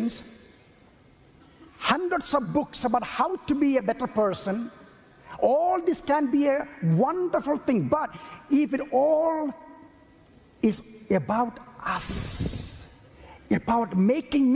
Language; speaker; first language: English; non-native, local second language; Malayalam